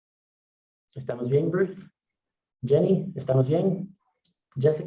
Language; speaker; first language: Spanish; non-native, fluent; English